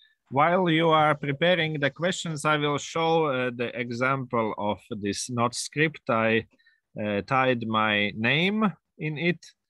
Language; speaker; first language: English; non-native, fluent; Latvian